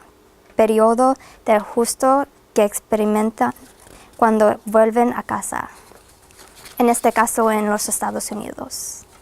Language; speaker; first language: Spanish; non-native, fluent; English